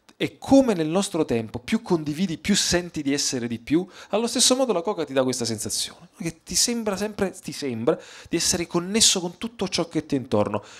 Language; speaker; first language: Italian; native; Italian